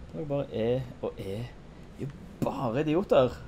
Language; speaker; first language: Norwegian; native; Norwegian